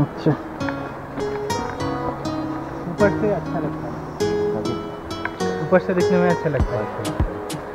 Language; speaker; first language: Hindi; non-native, local second language; Nepali